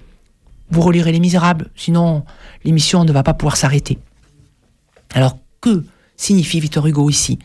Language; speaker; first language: French; native; French